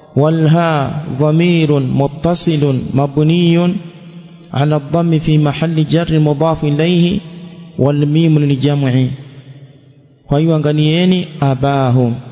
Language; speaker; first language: Arabic; non-native, fluent; Swahili